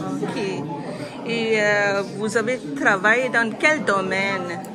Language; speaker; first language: French; non-native, learner; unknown